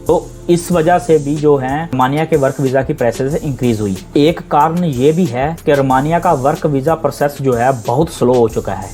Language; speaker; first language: Hindi; non-native, local second language; Punjabi